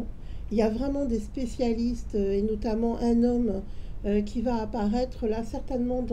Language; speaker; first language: French; native; French